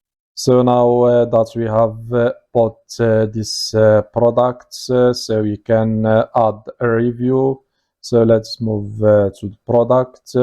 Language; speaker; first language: English; non-native, fluent; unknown